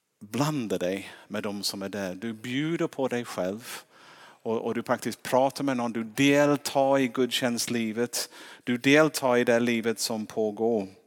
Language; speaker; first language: Swedish; non-native, fluent; English